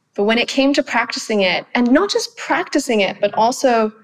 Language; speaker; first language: English; non-native, fluent; Thai